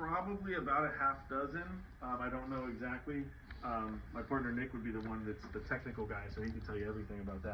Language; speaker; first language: English; native; English